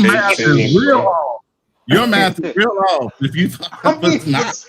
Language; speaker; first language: English; native; English